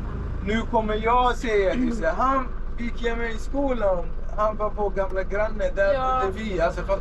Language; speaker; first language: Swedish; early bilingual, other home language; Arabic